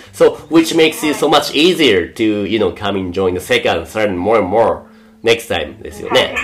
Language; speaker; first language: English; non-native, fluent; Japanese